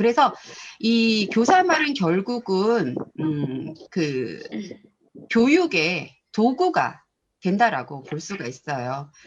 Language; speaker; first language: Korean; native; Korean